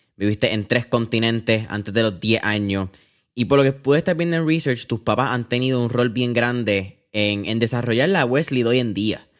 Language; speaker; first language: Spanish; native; Spanish